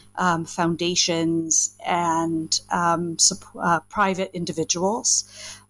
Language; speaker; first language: English; native; English